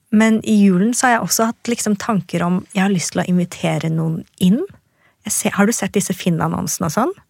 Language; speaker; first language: Norwegian; early bilingual, other home language; Persian